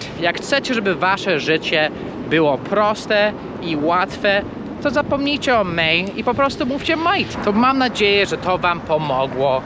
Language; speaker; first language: Polish; non-native, fluent; English